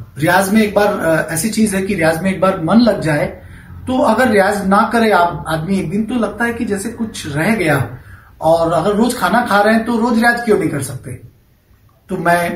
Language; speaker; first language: Hindi; non-native, local second language; Bangla